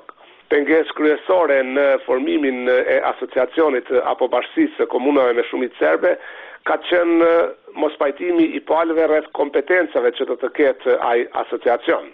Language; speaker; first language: Albanian; native; Albanian